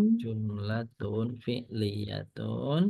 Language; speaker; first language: Arabic; non-native, fluent; Indonesian